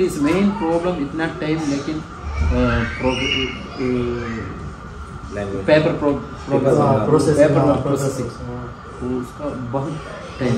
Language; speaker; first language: Hindi; non-native, local second language; Malayalam